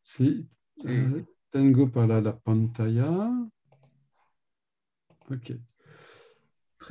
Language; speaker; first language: Spanish; non-native, learner; French